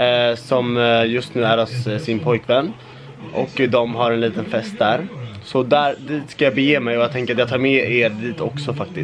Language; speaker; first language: Swedish; native; Swedish